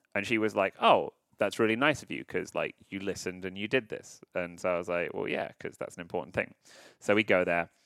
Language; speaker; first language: English; native; English